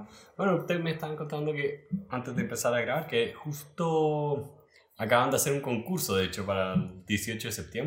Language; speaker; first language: Spanish; native; Spanish